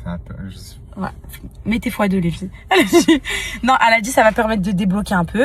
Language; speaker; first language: French; native; French